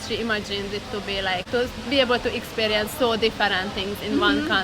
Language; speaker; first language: English; non-native, fluent; Hungarian